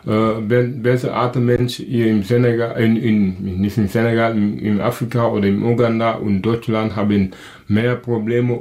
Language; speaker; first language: German; non-native, learner; Wolof